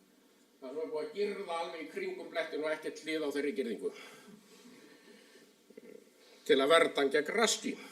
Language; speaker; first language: Icelandic; native; Icelandic